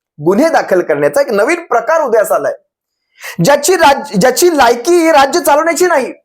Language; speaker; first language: Marathi; native; Marathi